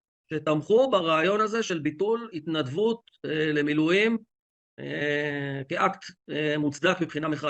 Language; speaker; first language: Hebrew; native; Hebrew